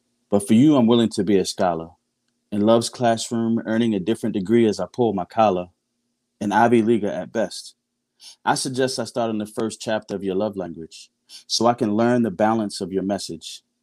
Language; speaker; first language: English; native; English